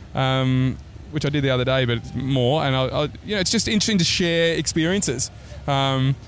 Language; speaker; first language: English; native; English